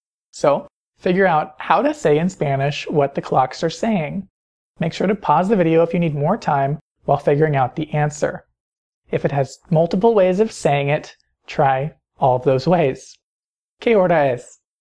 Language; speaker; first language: English; native; English